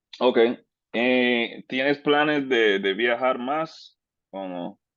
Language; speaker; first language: Spanish; native; Spanish